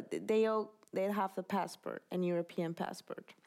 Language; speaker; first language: English; non-native, fluent; Spanish